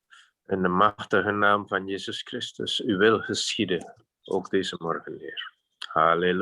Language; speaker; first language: Dutch; non-native, fluent; Indonesian